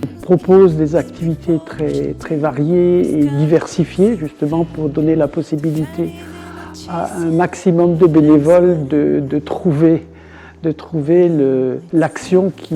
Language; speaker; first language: French; native; French